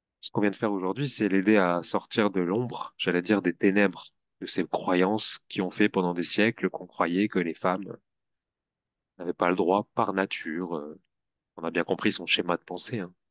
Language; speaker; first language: French; native; French